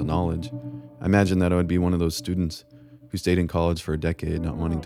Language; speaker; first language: English; native; English